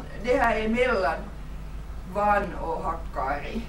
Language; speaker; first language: Swedish; non-native, fluent; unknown